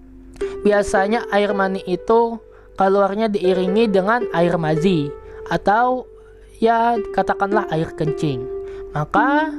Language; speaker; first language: Indonesian; native; Indonesian